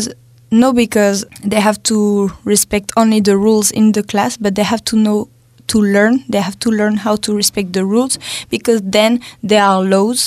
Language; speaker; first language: English; non-native, fluent; French